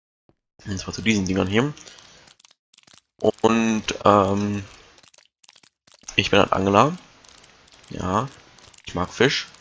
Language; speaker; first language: German; native; German